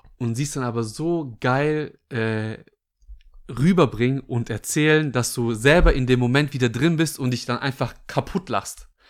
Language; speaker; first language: German; early bilingual, other home language; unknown